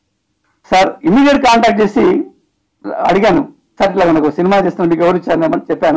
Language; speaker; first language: Telugu; native; Telugu